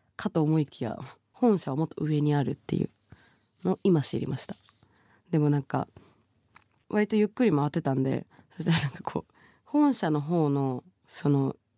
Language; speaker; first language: Japanese; early bilingual, other home language; Bangla